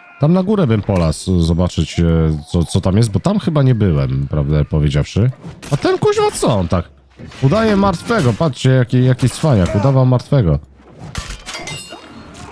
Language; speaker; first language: Polish; native; Polish